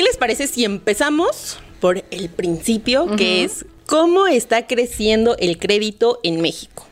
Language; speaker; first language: Spanish; native; Spanish